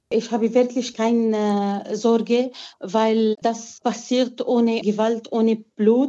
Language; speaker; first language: German; non-native, fluent; Arabic